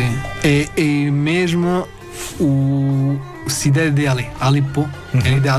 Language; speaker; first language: Portuguese; non-native, learner; Arabic